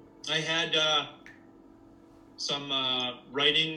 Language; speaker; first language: English; native; English